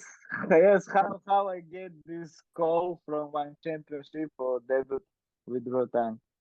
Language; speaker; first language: English; non-native, learner; Russian